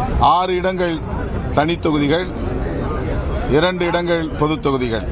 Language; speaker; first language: Tamil; native; Tamil